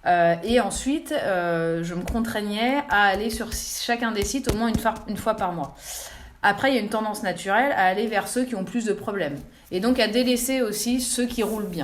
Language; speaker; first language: French; native; French